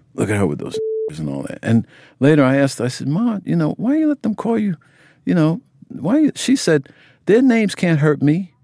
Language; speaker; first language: English; native; English